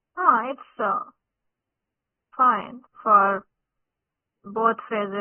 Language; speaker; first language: English; non-native, local second language; Urdu